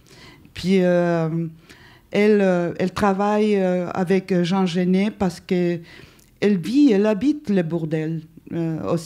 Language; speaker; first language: French; non-native, fluent; Spanish